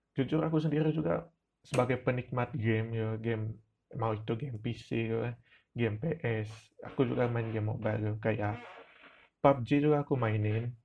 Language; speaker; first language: Indonesian; non-native, local second language; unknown